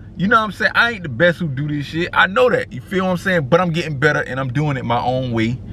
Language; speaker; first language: English; native; English